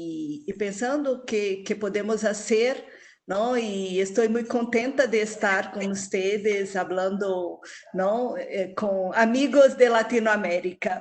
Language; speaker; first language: Spanish; non-native, local second language; Portuguese